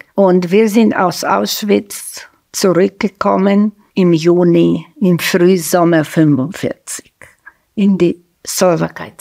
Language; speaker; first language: German; non-native, fluent; Slovak